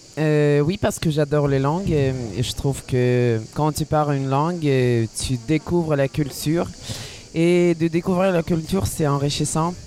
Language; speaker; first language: French; non-native, fluent; Ukrainian